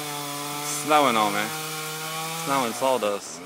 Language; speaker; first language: English; native; English